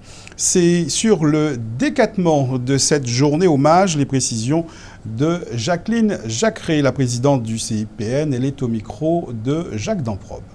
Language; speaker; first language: French; native; French